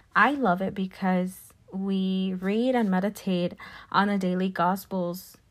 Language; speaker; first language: English; early bilingual, other home language; Spanish